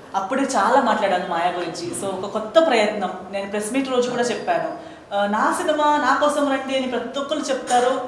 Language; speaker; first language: Telugu; non-native, fluent; Konkani